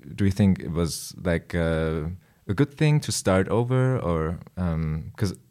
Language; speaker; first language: English; non-native, fluent; German